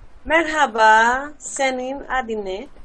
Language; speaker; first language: Turkish; non-native, learner; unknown